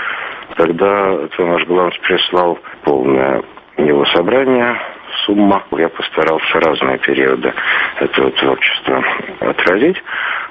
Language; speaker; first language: Russian; native; Russian